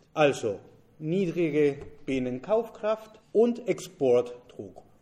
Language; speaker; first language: German; non-native, fluent; Spanish